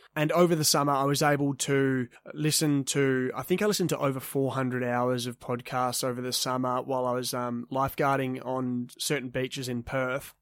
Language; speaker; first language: English; native; English